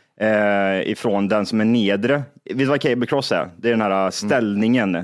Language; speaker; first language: Swedish; early bilingual, other home language; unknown